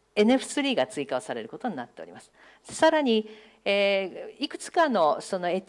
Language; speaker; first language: Japanese; native; Japanese